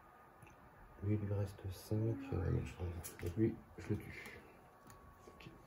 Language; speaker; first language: French; native; French